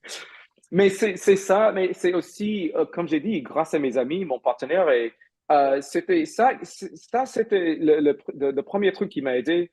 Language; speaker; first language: French; non-native, fluent; English